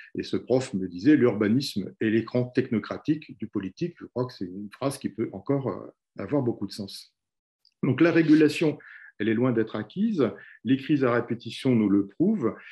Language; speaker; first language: French; native; French